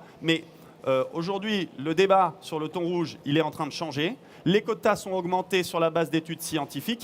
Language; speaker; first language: French; native; French